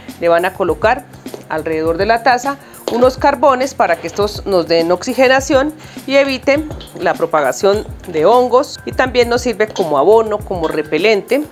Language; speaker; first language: Spanish; native; Spanish